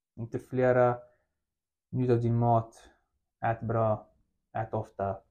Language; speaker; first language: Swedish; early bilingual, other home language; Russian